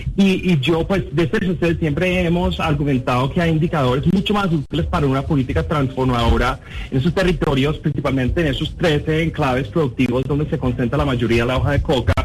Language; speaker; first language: Spanish; non-native, fluent; English